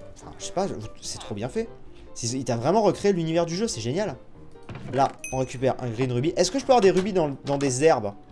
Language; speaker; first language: French; native; French